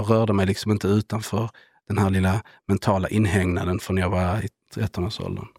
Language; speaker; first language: Swedish; native; Swedish